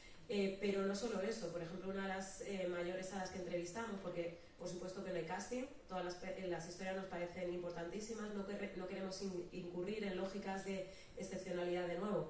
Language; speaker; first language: Spanish; native; Spanish